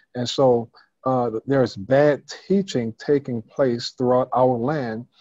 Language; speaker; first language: English; native; English